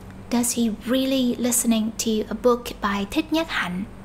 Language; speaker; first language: English; non-native, fluent; Vietnamese